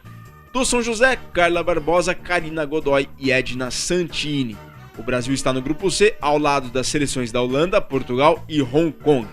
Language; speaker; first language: Portuguese; native; Portuguese